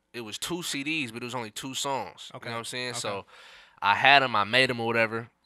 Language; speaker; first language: English; native; English